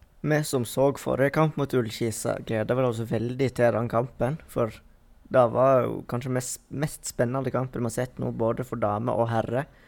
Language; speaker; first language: Norwegian; native; Norwegian